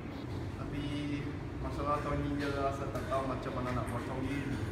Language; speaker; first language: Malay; non-native, local second language; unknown